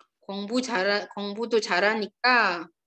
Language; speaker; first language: Korean; non-native, fluent; Indonesian